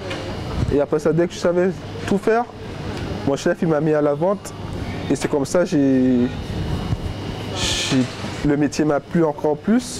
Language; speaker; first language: French; native; French